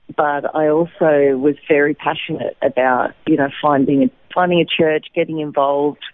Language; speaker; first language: English; native; English